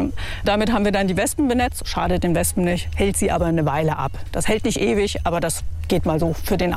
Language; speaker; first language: German; native; German